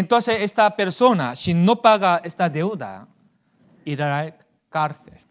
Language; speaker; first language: Spanish; non-native, fluent; Korean